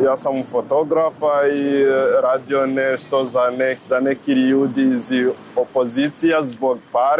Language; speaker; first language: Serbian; non-native, learner; Rundi